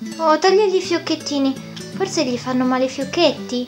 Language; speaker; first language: Italian; native; Italian